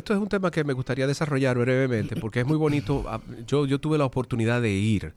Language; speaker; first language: Spanish; native; Spanish